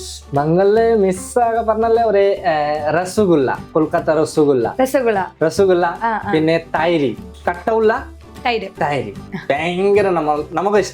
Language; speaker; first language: Malayalam; non-native, local second language; Bangla